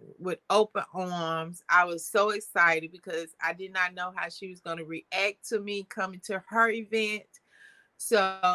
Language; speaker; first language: English; native; English